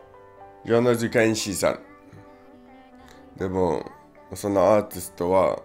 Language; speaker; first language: Japanese; non-native, learner; English